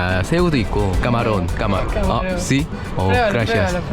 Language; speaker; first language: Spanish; non-native, learner; Korean